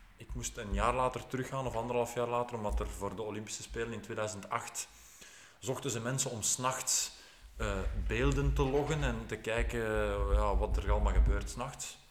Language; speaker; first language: Dutch; native; Dutch